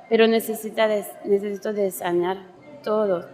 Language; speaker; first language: Spanish; non-native, learner; French